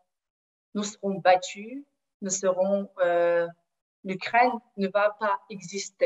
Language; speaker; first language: French; non-native, fluent; Ukrainian